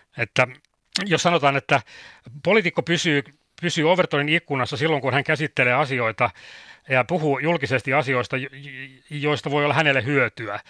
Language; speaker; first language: Finnish; native; Finnish